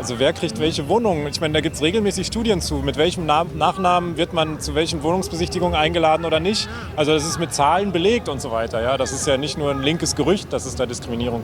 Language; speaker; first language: German; native; German